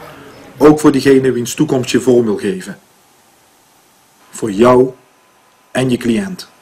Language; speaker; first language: Dutch; native; Dutch